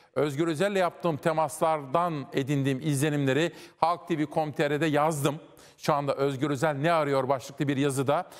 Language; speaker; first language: Turkish; native; Turkish